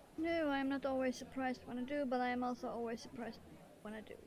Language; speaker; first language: English; non-native, fluent; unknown